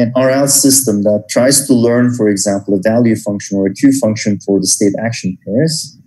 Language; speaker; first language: English; non-native, fluent; Turkish